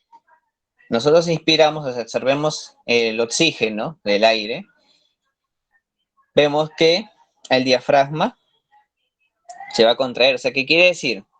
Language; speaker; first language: Spanish; native; Spanish